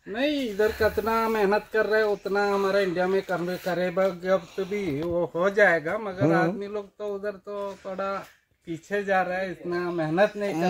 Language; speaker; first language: Hindi; non-native, local second language; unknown